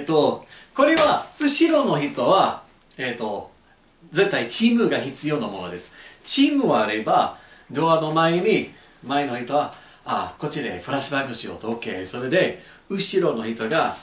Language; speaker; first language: Japanese; non-native, learner; English